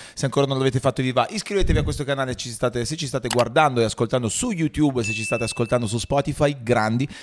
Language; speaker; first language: Italian; native; Italian